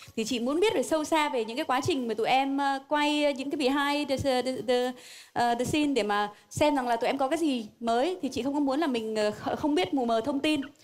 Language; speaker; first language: Vietnamese; native; Vietnamese